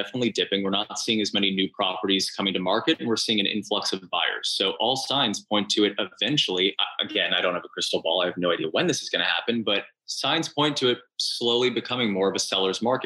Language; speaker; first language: English; native; English